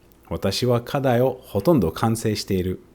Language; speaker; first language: Japanese; non-native, fluent; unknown